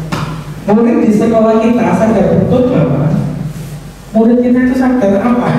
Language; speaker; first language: Indonesian; native; Indonesian